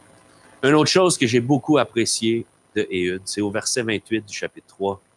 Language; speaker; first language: French; native; French